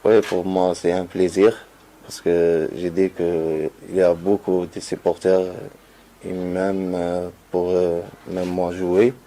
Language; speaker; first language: French; non-native, learner; Arabic